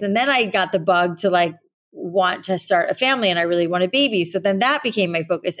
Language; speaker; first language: English; native; English